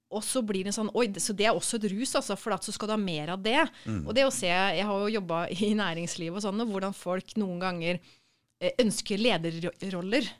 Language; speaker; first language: Norwegian; native; Norwegian